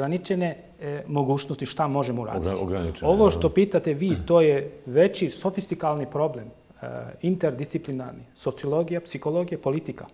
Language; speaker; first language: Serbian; non-native, local second language; Turkish